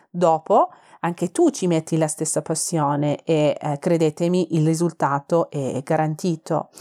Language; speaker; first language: Italian; non-native, fluent; Persian